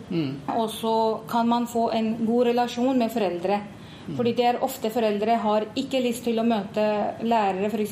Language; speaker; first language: Norwegian; non-native, fluent; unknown